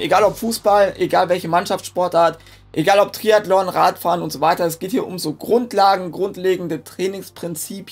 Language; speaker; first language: German; native; German